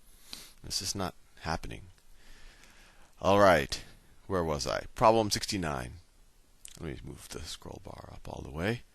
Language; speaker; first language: English; native; English